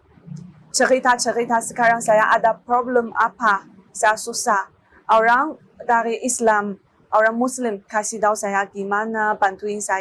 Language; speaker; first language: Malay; non-native, learner; Chinese